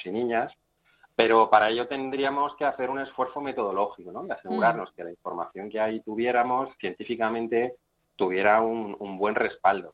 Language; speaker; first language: Spanish; native; Spanish